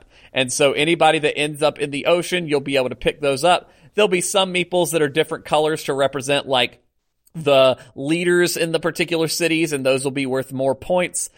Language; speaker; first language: English; native; English